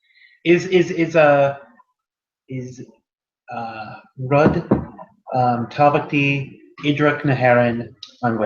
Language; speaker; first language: Irish; non-native, learner; English